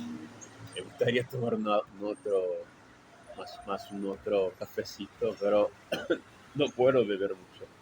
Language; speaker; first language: Spanish; non-native, learner; Portuguese